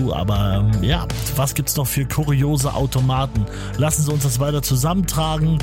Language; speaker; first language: German; native; German